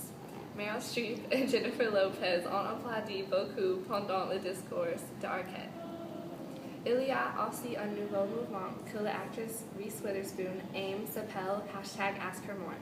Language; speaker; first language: French; non-native, learner; English